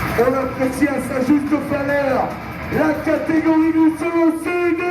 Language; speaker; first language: French; native; French